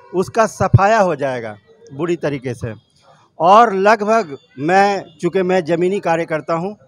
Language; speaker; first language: Hindi; native; Hindi